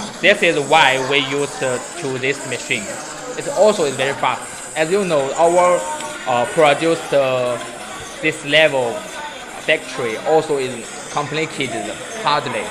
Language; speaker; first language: English; non-native, learner; Chinese